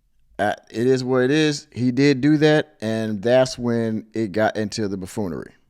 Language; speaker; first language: English; native; English